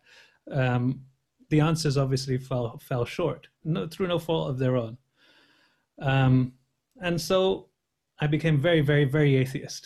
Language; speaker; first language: English; native; English